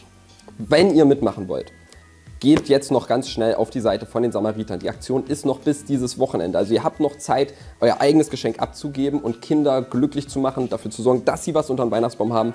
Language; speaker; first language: German; native; German